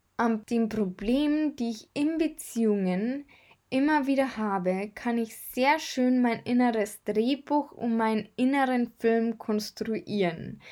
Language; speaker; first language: German; native; German